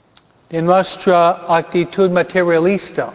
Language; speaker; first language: Spanish; non-native, fluent; English